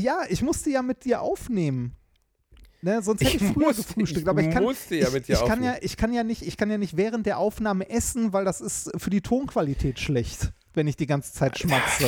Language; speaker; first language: German; native; German